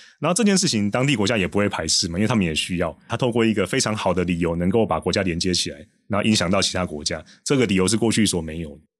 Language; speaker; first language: Chinese; native; Chinese